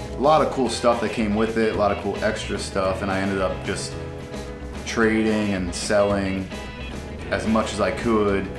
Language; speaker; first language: English; native; English